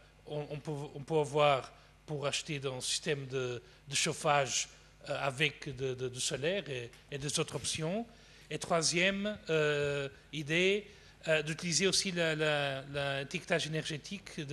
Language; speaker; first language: French; non-native, fluent; Portuguese